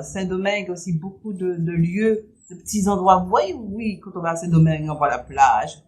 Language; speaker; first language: French; native; French